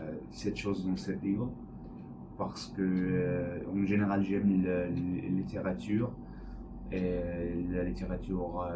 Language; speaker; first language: French; non-native, learner; English